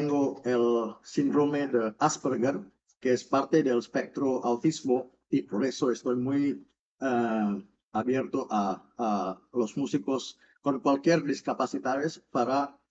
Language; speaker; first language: Spanish; non-native, fluent; Indonesian